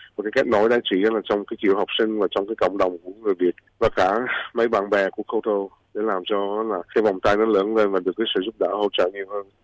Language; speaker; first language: Vietnamese; early bilingual, heritage; Vietnamese